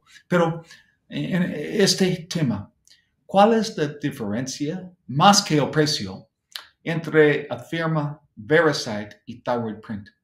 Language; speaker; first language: Spanish; non-native, fluent; English